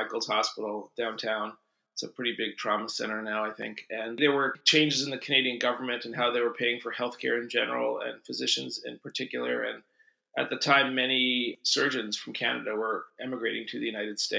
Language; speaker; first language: English; native; English